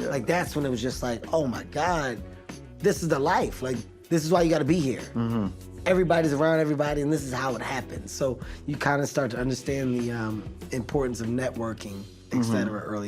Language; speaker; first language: English; native; English